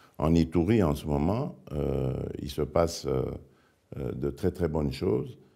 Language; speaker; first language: French; non-native, local second language; Lingala